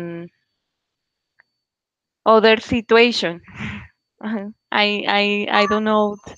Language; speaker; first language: English; non-native, learner; Spanish